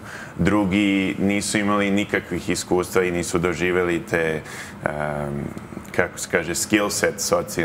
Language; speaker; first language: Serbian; early bilingual, heritage; Serbian